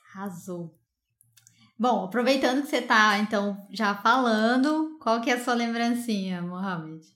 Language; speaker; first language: Portuguese; native; Portuguese